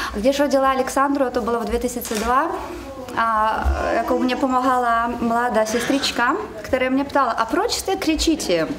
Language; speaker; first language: Czech; non-native, learner; Russian